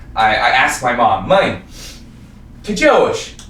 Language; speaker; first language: Portuguese; early bilingual, heritage; Portuguese